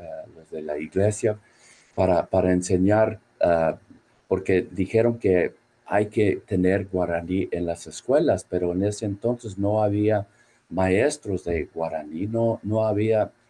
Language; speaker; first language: Spanish; non-native, fluent; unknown